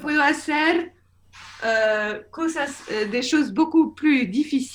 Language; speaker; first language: Spanish; non-native, learner; French